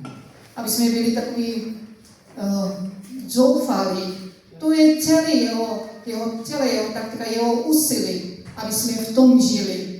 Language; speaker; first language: Czech; non-native, learner; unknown